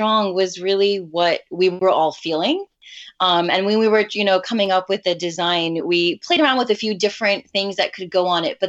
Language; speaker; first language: English; early bilingual, other home language; Urdu